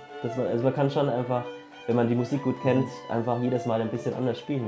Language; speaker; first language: German; native; German